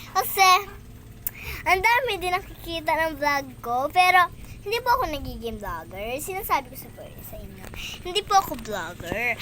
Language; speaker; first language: Filipino; native; Filipino